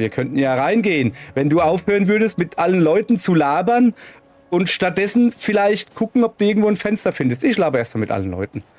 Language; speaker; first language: German; native; German